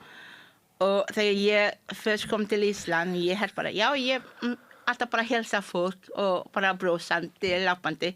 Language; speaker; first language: Icelandic; non-native, fluent; Malay